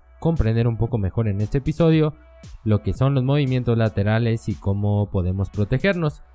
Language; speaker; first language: Spanish; native; Spanish